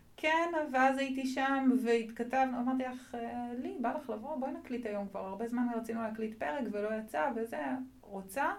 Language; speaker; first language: Hebrew; native; Hebrew